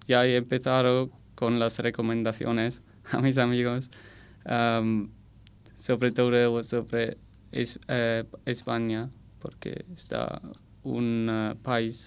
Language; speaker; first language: Spanish; non-native, learner; German